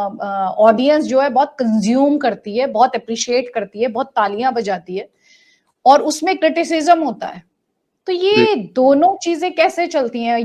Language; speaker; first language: Hindi; native; Hindi